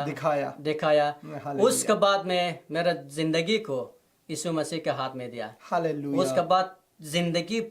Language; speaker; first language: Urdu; non-native, learner; Persian